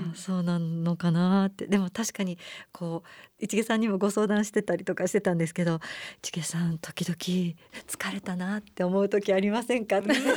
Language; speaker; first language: Japanese; native; Japanese